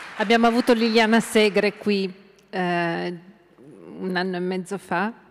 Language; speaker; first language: Italian; native; Italian